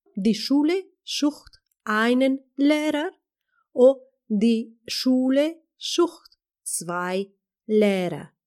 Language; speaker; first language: German; non-native, fluent; Spanish